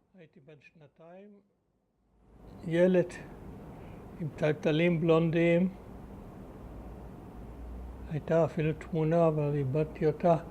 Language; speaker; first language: Hebrew; early bilingual, other home language; German